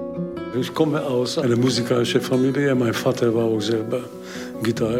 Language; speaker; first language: German; non-native, learner; Hungarian